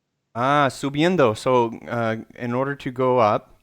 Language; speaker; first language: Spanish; non-native, learner; English